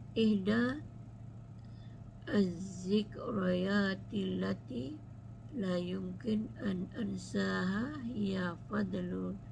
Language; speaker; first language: Arabic; non-native, learner; Malay